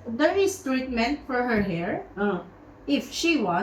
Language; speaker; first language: English; non-native, local second language; Filipino